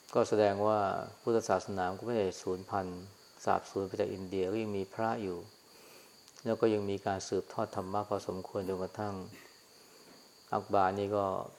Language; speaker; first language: Thai; native; Thai